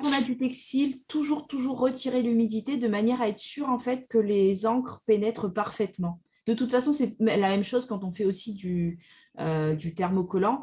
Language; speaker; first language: French; native; French